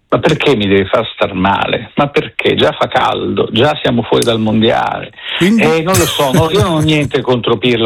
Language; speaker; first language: Italian; native; Italian